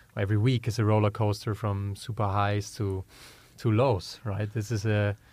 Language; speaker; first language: English; non-native, fluent; German